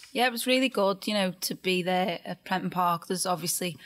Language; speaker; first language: English; native; English